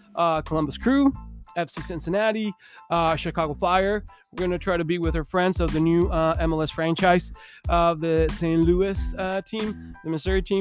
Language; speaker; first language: English; non-native, fluent; Spanish